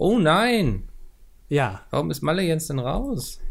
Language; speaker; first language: German; native; German